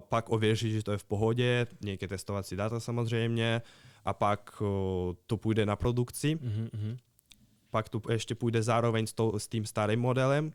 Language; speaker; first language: Czech; non-native, fluent; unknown